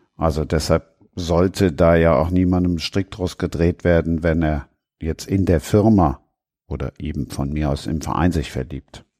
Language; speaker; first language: German; native; German